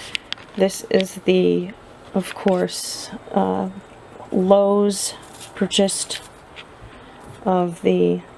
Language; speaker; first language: English; native; English